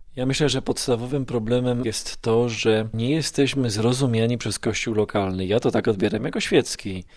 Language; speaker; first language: Polish; native; Polish